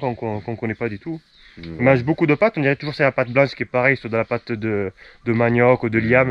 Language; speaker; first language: French; native; French